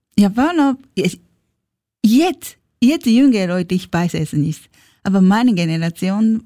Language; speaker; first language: German; non-native, learner; Japanese